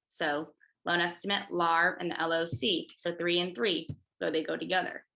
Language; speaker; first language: English; native; English